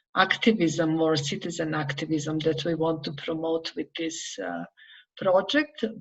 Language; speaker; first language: English; non-native, fluent; Macedonian